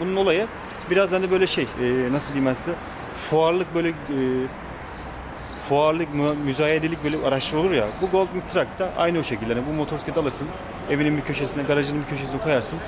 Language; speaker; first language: Turkish; native; Turkish